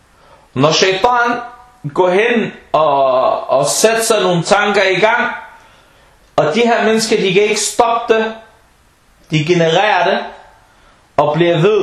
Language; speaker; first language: Danish; early bilingual, other home language; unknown